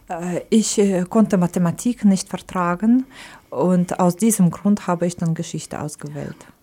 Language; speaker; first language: German; non-native, fluent; Ukrainian